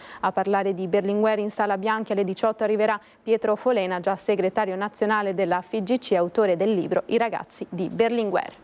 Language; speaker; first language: Italian; native; Italian